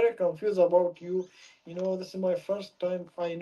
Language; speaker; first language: English; non-native, learner; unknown